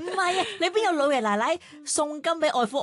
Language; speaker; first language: Cantonese; native; Cantonese